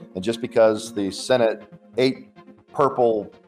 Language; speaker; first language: English; native; English